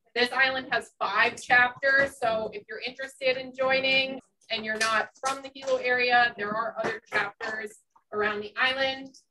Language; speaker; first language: English; native; English